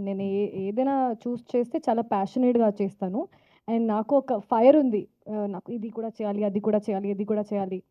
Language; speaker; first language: Telugu; non-native, fluent; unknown